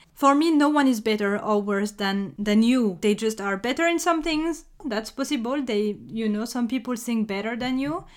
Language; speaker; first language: English; non-native, fluent; French